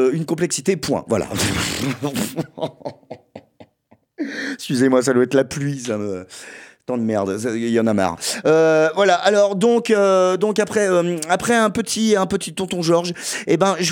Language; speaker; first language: French; native; French